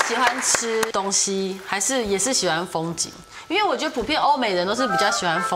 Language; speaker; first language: Chinese; native; Chinese